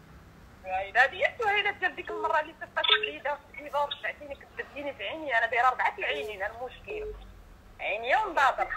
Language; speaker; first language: Arabic; native; Arabic